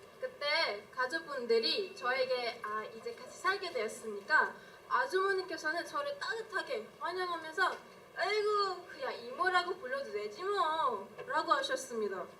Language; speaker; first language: Korean; non-native, fluent; Malay